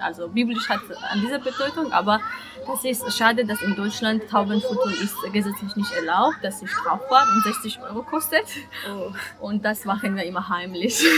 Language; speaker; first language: German; non-native, learner; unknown